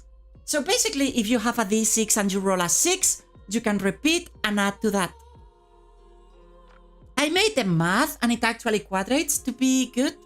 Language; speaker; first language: English; non-native, fluent; Spanish